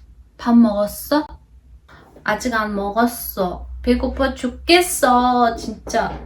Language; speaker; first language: Korean; non-native, learner; Mongolian